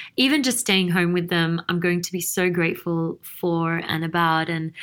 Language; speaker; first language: English; native; English